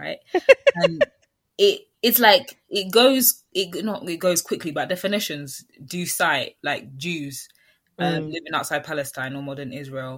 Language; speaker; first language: English; native; English